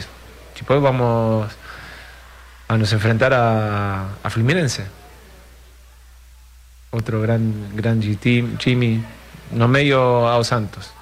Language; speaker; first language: Portuguese; non-native, fluent; Spanish